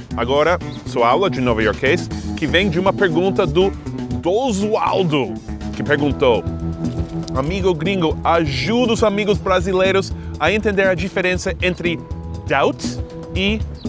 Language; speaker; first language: Portuguese; non-native, fluent; English